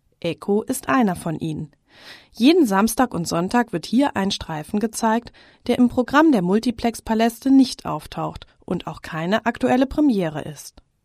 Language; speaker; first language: German; native; German